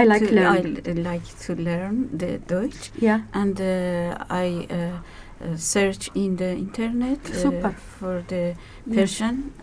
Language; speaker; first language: English; non-native, learner; Persian